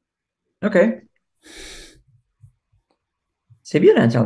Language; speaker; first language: French; non-native, fluent; English